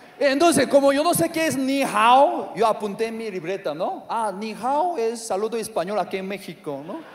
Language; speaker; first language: Spanish; non-native, learner; Korean